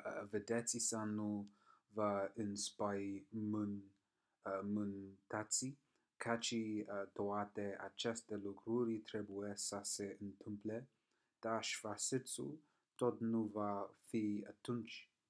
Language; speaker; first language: Romanian; non-native, learner; English